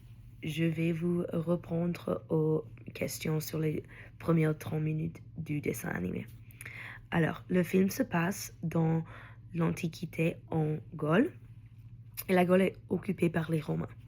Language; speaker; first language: French; non-native, learner; English